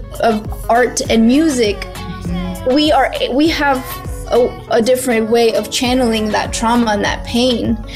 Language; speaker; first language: English; early bilingual, other home language; Spanish